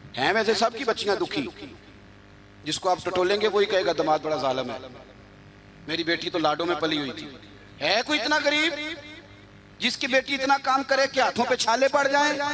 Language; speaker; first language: Urdu; non-native, local second language; Punjabi